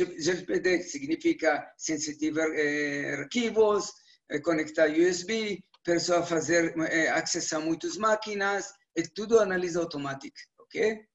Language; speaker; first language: Portuguese; non-native, learner; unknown